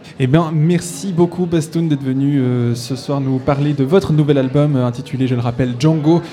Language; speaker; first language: French; native; French